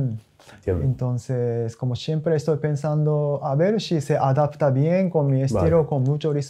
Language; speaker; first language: Spanish; non-native, learner; Japanese